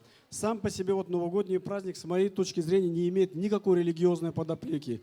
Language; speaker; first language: Russian; non-native, local second language; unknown